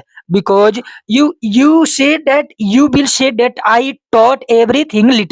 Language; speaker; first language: English; non-native, local second language; Hindi